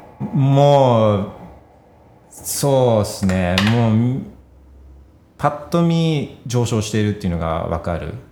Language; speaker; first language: Japanese; early bilingual, heritage; Japanese